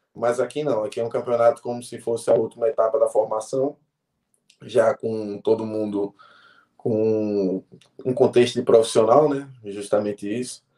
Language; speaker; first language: Portuguese; native; Portuguese